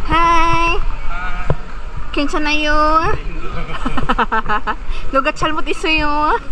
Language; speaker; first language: Korean; non-native, learner; Filipino